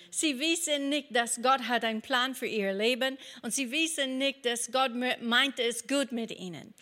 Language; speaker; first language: German; non-native, fluent; English